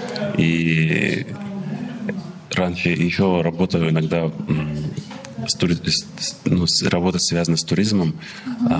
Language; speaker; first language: Russian; non-native, learner; Arabic